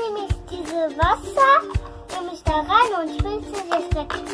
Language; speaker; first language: German; early bilingual, other home language; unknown